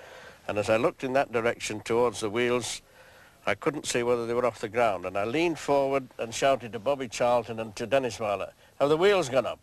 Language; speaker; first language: English; native; English